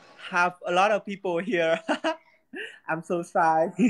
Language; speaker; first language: English; non-native, learner; Vietnamese